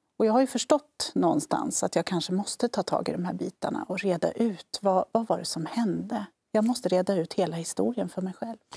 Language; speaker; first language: Swedish; native; Swedish